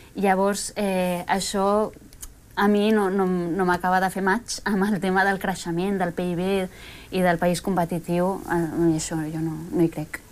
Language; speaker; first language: Catalan; early bilingual, other home language; Spanish